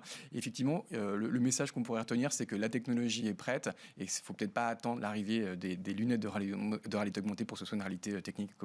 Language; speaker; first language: French; native; French